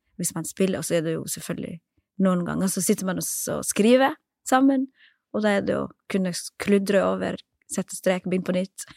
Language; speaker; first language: Norwegian; early bilingual, other home language; Somali